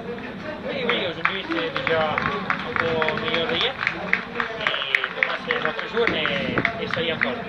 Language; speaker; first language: French; non-native, learner; Italian